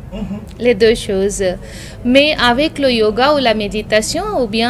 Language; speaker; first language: French; non-native, fluent; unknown